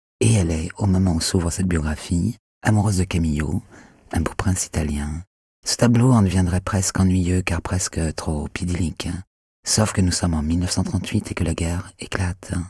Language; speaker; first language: French; native; French